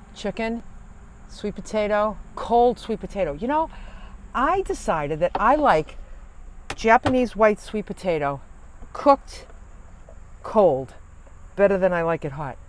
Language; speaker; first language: English; native; English